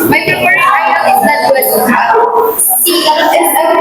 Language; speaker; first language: English; non-native, learner; Indonesian